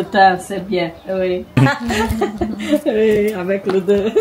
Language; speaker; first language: French; non-native, learner; Portuguese